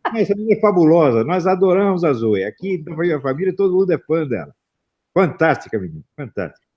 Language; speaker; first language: Portuguese; native; Portuguese